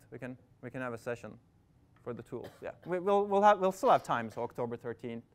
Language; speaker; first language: English; non-native, fluent; Turkish